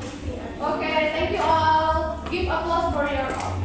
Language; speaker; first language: English; non-native, learner; Indonesian